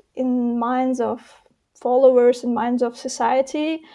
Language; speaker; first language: English; non-native, fluent; Russian